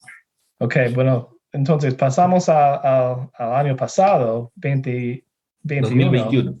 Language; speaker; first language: Spanish; non-native, fluent; English